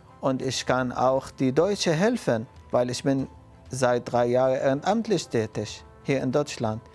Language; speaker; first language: German; non-native, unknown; Arabic